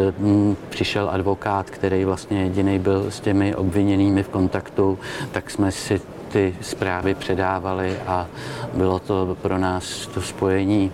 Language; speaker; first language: Czech; native; Czech